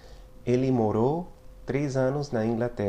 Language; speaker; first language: Portuguese; non-native, fluent; English